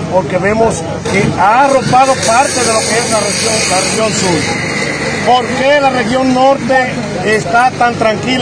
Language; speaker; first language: Spanish; native; Spanish